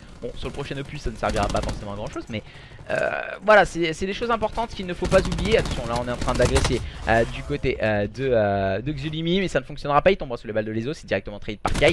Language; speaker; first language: French; native; French